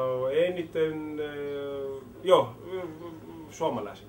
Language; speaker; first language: Finnish; early bilingual, heritage; Finnish